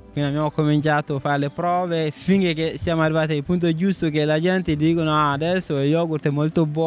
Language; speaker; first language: Italian; non-native, fluent; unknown